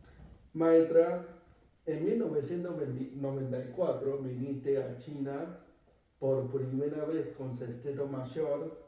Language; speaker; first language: Spanish; non-native, fluent; Chinese